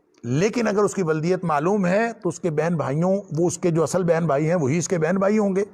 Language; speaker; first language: Urdu; native; Urdu